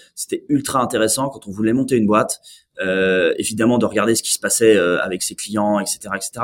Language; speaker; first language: French; native; French